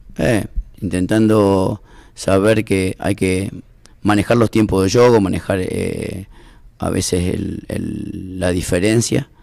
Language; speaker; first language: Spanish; native; Spanish